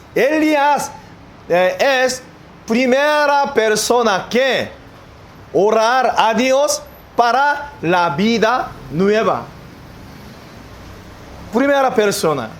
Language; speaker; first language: Spanish; non-native, learner; Korean